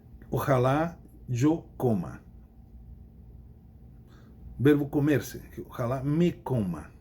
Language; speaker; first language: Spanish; non-native, fluent; Portuguese